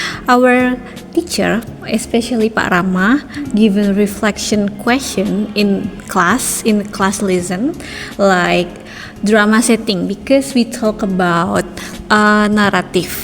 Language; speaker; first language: English; non-native, learner; Indonesian